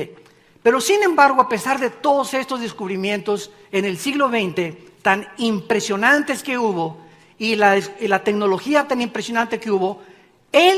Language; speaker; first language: Spanish; native; Spanish